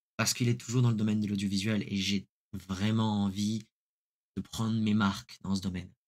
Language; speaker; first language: French; native; French